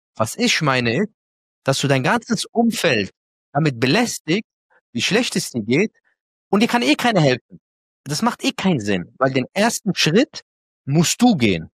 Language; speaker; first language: German; early bilingual, other home language; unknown